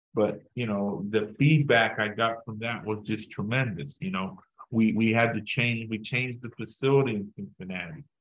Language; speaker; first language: English; native; English